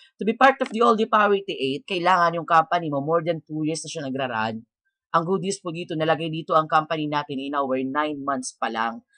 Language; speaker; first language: Filipino; non-native, local second language; Maranao